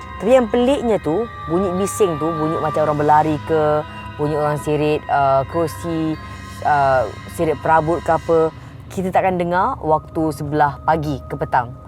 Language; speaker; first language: Malay; native; Malay